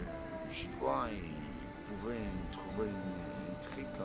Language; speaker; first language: French; non-native, learner; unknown